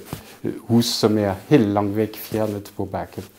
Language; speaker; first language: Danish; non-native, local second language; Kalaallisut